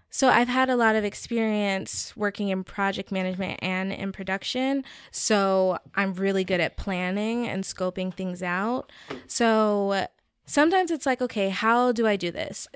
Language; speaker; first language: English; native; English